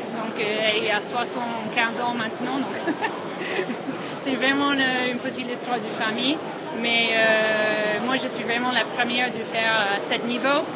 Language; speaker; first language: French; non-native, fluent; English